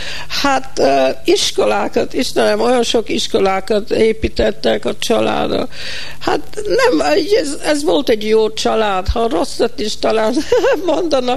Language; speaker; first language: Hungarian; early bilingual, heritage; Hungarian